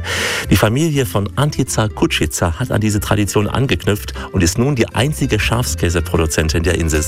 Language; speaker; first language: German; native; German